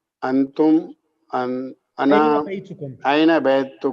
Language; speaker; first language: Arabic; non-native, learner; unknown